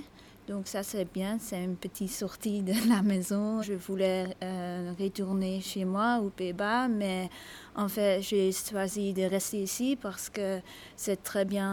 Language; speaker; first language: French; non-native, fluent; Dutch